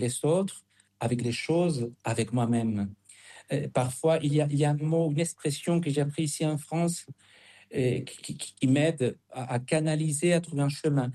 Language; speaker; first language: French; non-native, fluent; Spanish